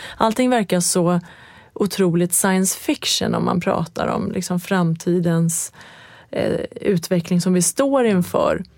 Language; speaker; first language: Swedish; early bilingual, other home language; Persian